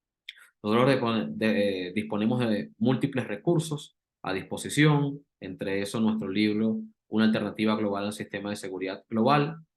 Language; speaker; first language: Spanish; native; Spanish